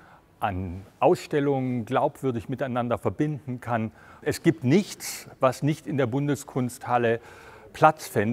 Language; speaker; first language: German; native; German